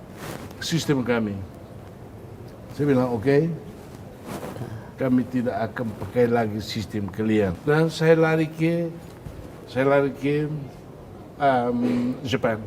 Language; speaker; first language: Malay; non-native, fluent; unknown